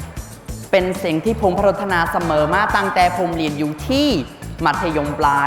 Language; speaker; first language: Thai; non-native, fluent; Khmer